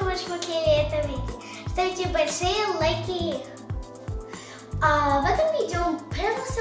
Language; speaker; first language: Russian; early bilingual, heritage; Russian